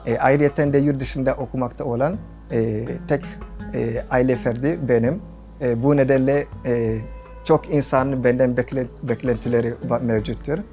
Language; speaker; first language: Turkish; non-native, fluent; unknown